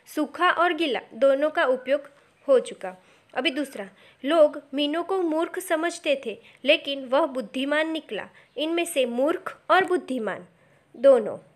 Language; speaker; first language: Hindi; non-native, local second language; Gujarati